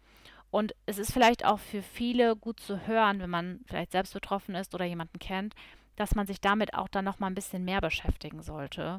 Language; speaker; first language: German; native; German